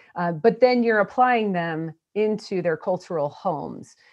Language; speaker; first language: English; native; English